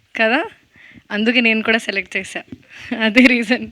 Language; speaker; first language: Telugu; non-native, fluent; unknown